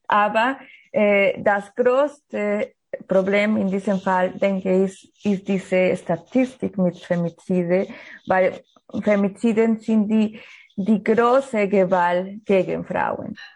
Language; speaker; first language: German; non-native, learner; Spanish